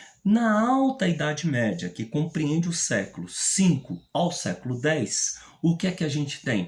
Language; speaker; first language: Portuguese; native; Portuguese